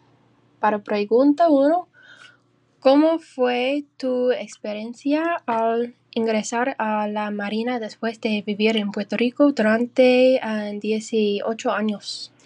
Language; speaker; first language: Spanish; early bilingual, heritage; English